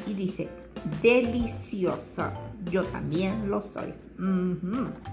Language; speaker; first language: Spanish; native; Spanish